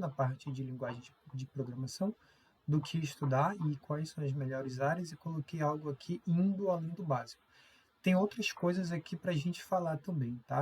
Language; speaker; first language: Portuguese; native; Portuguese